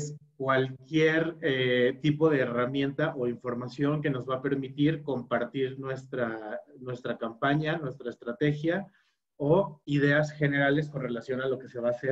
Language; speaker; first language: Spanish; native; Spanish